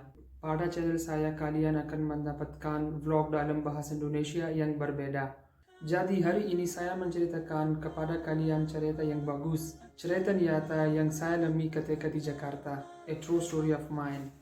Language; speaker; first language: Indonesian; non-native, fluent; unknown